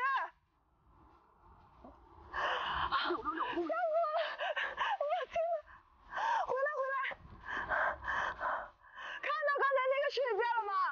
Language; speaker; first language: Chinese; native; Chinese